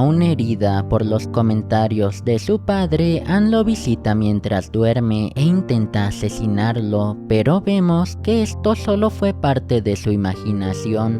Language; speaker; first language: Spanish; native; Spanish